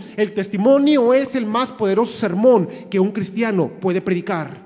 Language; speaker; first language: Spanish; native; Spanish